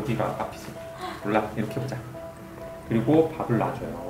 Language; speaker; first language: Korean; native; Korean